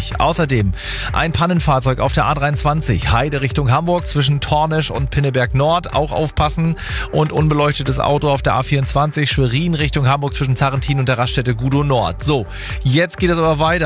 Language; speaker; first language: German; native; German